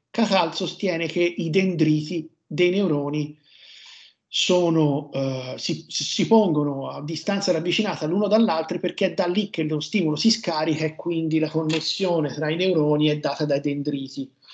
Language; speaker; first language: Italian; native; Italian